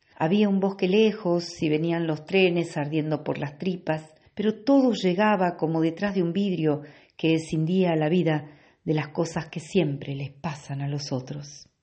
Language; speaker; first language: Spanish; native; Spanish